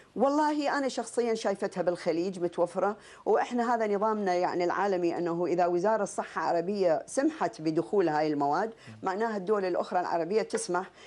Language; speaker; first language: Arabic; native; Arabic